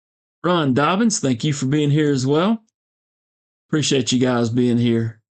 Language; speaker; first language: English; native; English